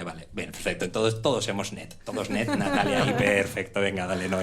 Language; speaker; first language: Spanish; native; Spanish